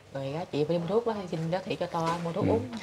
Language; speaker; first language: Vietnamese; native; Vietnamese